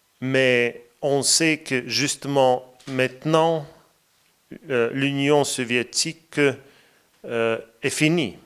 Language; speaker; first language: French; non-native, fluent; Latvian